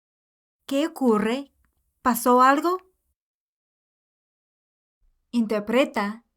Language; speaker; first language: Spanish; non-native, fluent; English